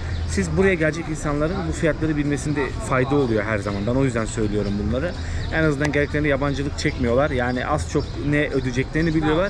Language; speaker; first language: Turkish; native; Turkish